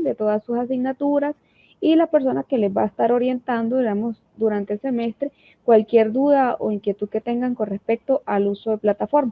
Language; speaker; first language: Spanish; native; Spanish